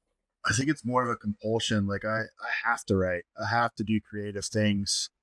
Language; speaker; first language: English; native; English